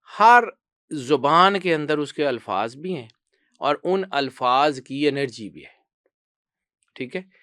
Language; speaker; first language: Urdu; non-native, local second language; Punjabi